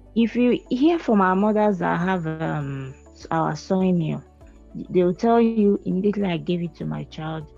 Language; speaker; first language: English; non-native, local second language; Igbo